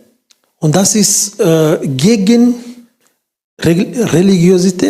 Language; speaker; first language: German; non-native, fluent; Portuguese